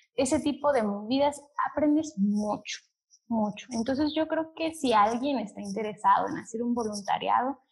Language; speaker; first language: Spanish; native; Spanish